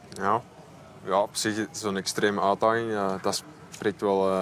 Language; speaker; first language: Dutch; native; Dutch